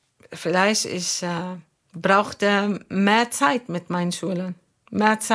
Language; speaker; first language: German; non-native, learner; Arabic